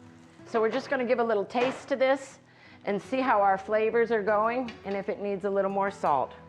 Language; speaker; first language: English; native; English